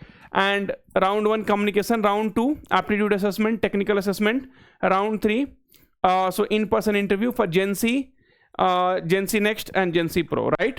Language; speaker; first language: English; non-native, local second language; Hindi